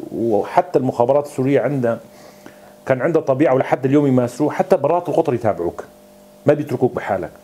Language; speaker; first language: Arabic; non-native, local second language; Kurdish